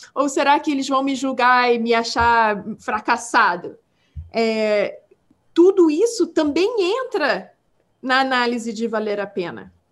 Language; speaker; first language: Portuguese; non-native, local second language; English